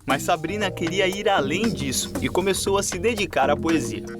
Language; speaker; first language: Portuguese; native; Portuguese